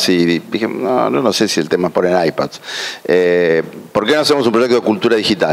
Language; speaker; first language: Spanish; native; Spanish